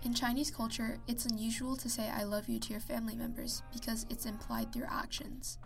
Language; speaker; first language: English; native; English